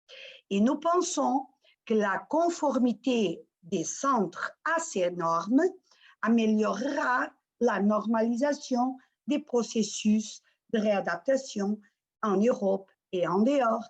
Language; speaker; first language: French; non-native, fluent; Portuguese